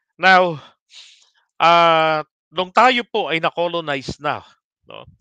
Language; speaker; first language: Filipino; native; Filipino